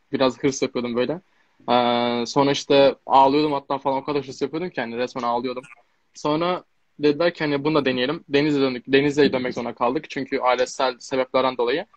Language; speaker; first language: Turkish; native; Turkish